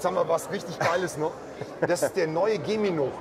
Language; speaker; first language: German; native; German